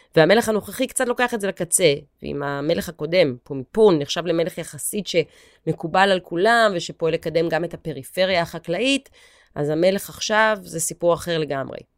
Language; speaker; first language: Hebrew; native; Hebrew